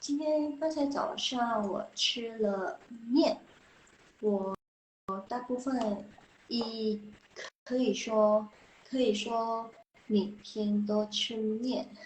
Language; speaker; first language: Chinese; non-native, fluent; Indonesian